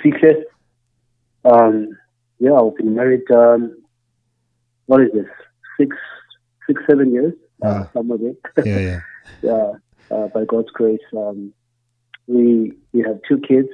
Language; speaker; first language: English; non-native, local second language; Zulu